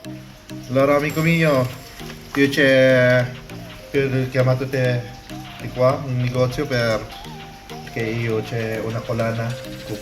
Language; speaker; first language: Italian; non-native, learner; Filipino